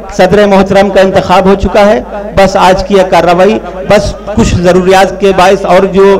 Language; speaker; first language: Urdu; native; Urdu